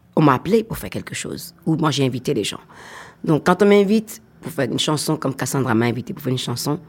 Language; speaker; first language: French; non-native, local second language; Fon